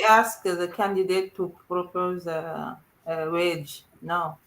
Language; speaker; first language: English; non-native, learner; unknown